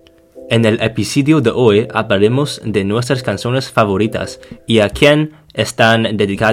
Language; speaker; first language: Spanish; non-native, learner; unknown